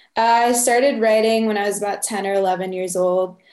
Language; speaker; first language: English; native; English